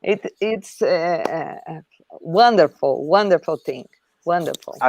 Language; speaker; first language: English; non-native, learner; Portuguese